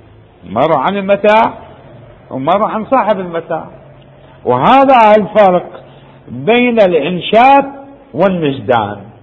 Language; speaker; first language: Arabic; native; Arabic